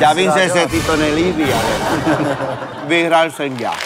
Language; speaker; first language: Czech; non-native, fluent; French